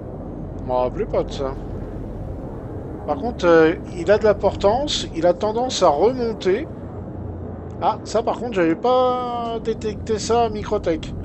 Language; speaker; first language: French; native; French